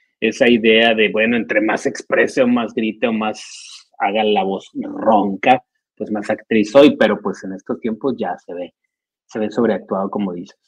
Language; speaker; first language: Spanish; native; Spanish